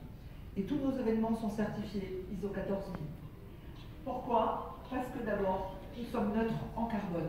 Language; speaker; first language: French; native; French